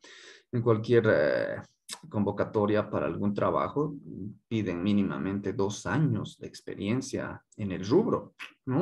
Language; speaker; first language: Spanish; native; Spanish